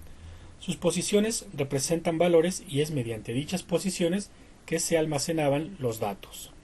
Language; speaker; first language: Spanish; native; Spanish